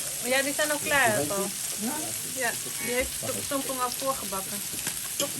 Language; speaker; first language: Dutch; non-native, fluent; Thai